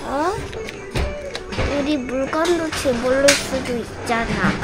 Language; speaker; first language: Korean; non-native, learner; Filipino